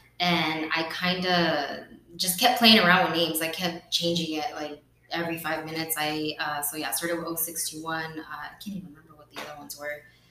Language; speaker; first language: English; native; English